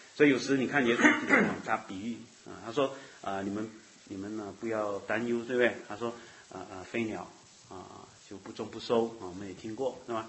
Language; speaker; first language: Chinese; native; Chinese